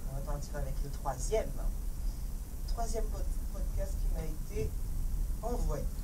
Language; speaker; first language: French; native; French